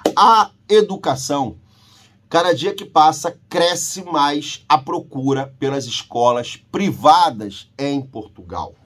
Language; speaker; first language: Portuguese; native; Portuguese